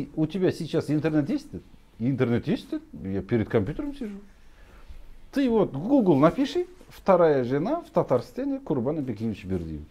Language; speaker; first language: Russian; non-native, local second language; Kazakh